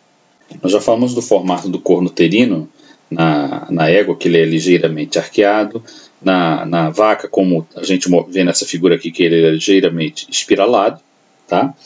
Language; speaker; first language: Portuguese; native; Portuguese